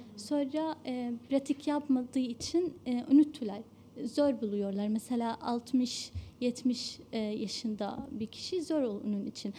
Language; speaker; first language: Turkish; non-native, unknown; Arabic